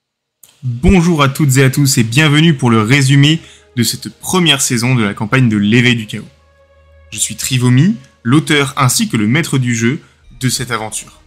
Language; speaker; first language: French; native; French